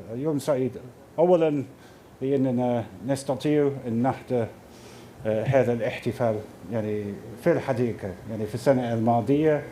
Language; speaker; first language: Arabic; non-native, fluent; English